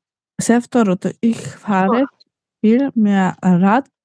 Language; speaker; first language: German; non-native, learner; Macedonian